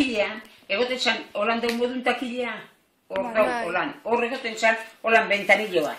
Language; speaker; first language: Basque; native; Basque